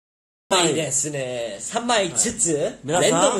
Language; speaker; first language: Japanese; non-native, learner; Korean